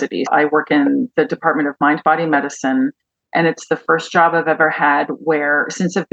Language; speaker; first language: English; native; English